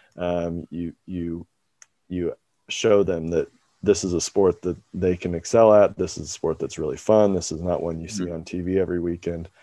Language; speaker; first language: English; native; English